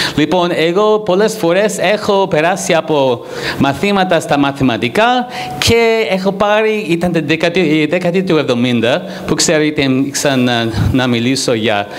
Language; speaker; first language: Greek; non-native, fluent; English